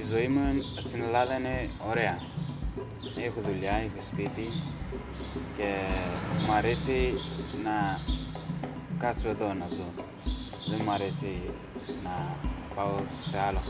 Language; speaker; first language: Greek; non-native, learner; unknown